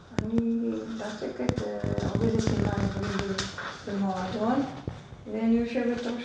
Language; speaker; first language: Hebrew; non-native, fluent; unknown